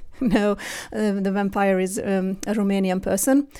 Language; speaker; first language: English; non-native, fluent; Hungarian